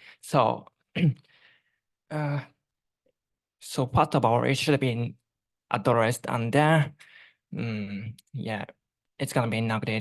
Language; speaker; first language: English; non-native, fluent; Japanese